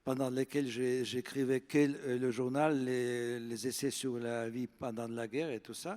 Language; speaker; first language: French; non-native, fluent; Russian